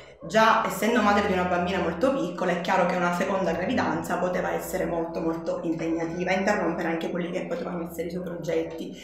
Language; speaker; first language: Italian; native; Italian